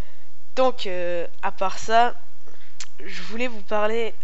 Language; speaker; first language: French; native; French